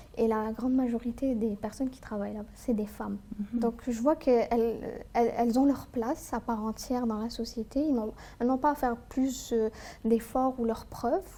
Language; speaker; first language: French; non-native, local second language; Arabic